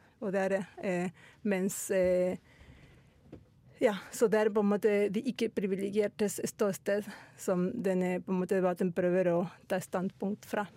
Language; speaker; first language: Norwegian; non-native, fluent; Spanish